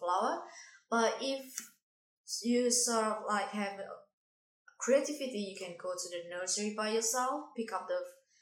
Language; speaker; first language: English; non-native, fluent; Indonesian